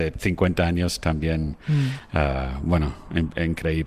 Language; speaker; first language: Spanish; non-native, fluent; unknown